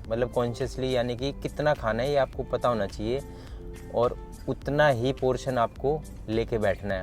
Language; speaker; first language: Hindi; native; Hindi